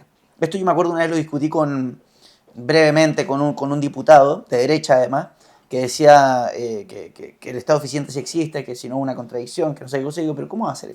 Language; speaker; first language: Spanish; native; Spanish